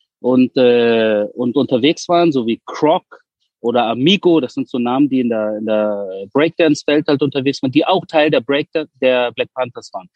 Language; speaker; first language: German; early bilingual, other home language; Persian